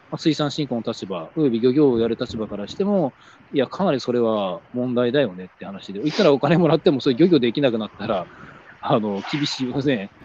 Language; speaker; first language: Japanese; native; Japanese